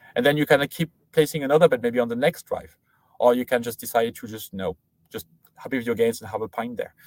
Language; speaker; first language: English; non-native, fluent; French